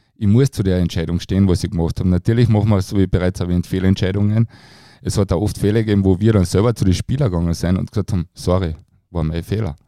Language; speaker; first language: German; native; German